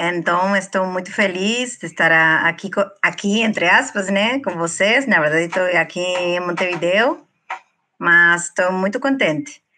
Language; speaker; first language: Portuguese; non-native, fluent; Spanish